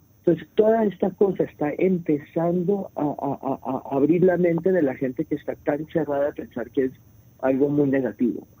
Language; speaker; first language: Spanish; early bilingual, heritage; Spanish